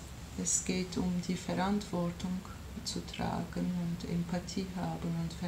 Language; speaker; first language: German; non-native, fluent; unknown